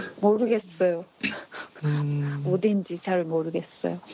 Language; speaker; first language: Korean; non-native, learner; Japanese